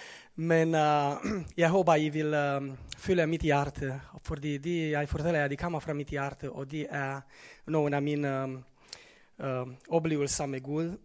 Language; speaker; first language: Norwegian; non-native, fluent; Romanian